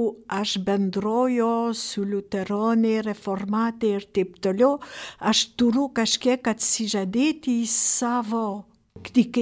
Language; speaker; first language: Lithuanian; non-native, fluent; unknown